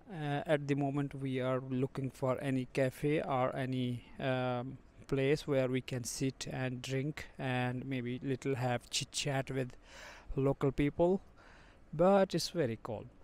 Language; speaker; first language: English; non-native, fluent; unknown